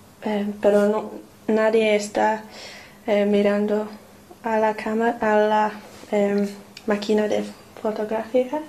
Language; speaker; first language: Spanish; non-native, learner; English